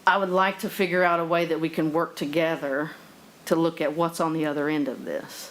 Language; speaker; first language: English; native; English